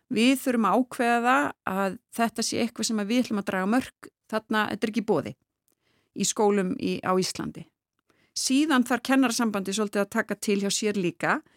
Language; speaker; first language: Icelandic; native; Icelandic